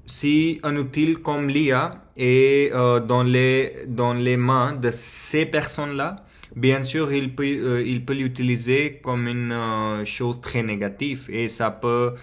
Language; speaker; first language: French; non-native, fluent; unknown